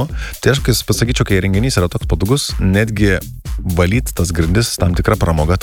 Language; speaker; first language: Lithuanian; native; Lithuanian